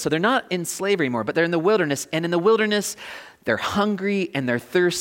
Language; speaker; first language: English; native; English